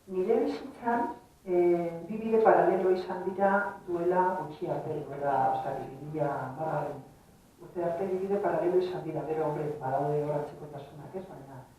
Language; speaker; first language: Basque; non-native, local second language; Spanish